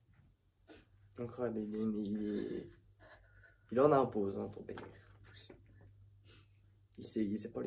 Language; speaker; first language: French; native; French